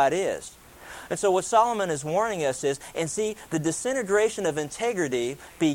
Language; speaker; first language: English; native; English